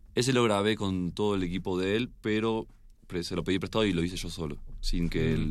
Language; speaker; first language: Spanish; native; Spanish